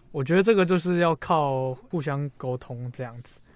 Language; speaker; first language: Chinese; native; Chinese